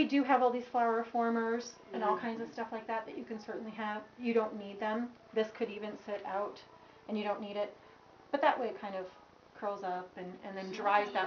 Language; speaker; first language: English; native; English